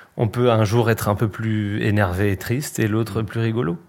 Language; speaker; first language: French; early bilingual, other home language; Spanish